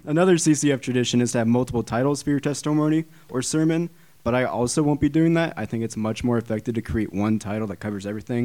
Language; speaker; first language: English; native; English